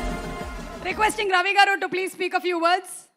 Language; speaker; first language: Telugu; native; Telugu